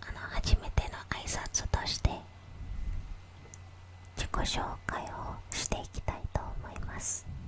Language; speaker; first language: Japanese; non-native, fluent; Indonesian